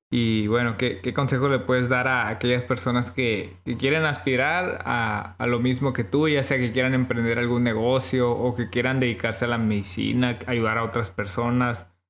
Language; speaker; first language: Spanish; native; Spanish